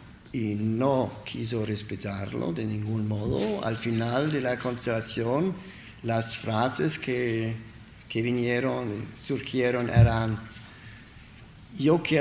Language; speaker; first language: Spanish; non-native, learner; German